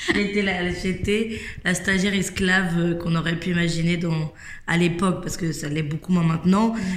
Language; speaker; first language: French; native; French